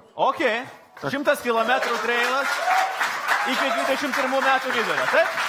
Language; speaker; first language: Lithuanian; native; Lithuanian